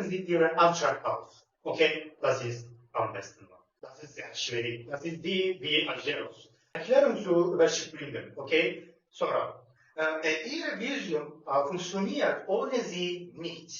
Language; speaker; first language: German; non-native, learner; Turkish